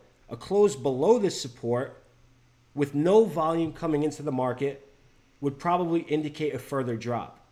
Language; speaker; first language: English; native; English